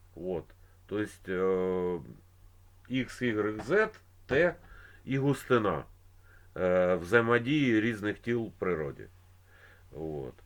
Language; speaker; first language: Ukrainian; non-native, local second language; Russian